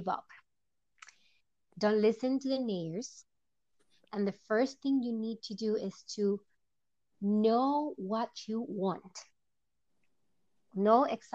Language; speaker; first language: English; non-native, fluent; Spanish